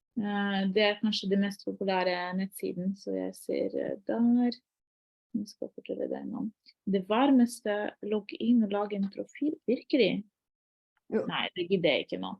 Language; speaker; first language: Norwegian; non-native, fluent; Ukrainian